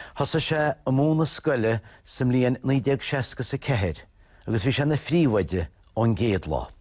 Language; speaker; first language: Irish; native; Irish